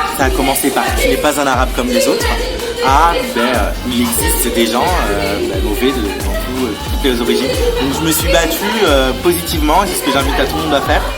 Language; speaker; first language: French; early bilingual, other home language; Arabic